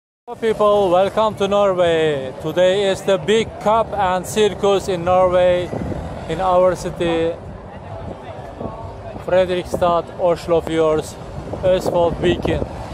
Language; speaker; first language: English; non-native, learner; Turkish